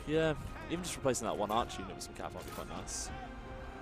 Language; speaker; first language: English; native; English